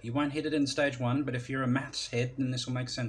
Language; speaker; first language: English; native; English